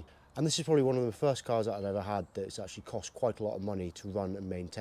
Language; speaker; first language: English; native; English